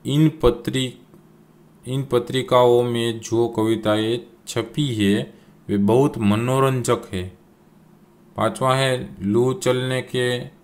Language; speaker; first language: Hindi; non-native, local second language; Gujarati